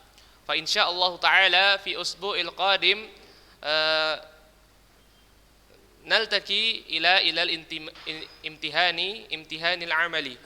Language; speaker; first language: Arabic; non-native, learner; Indonesian